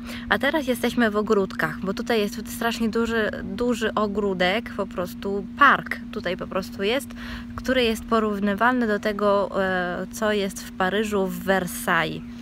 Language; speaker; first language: Polish; non-native, fluent; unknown